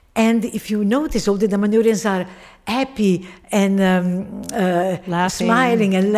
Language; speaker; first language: English; non-native, fluent; Italian